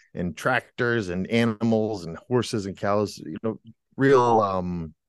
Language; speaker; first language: English; native; English